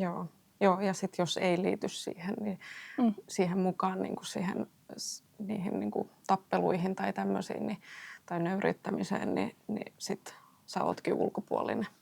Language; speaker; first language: Finnish; native; Finnish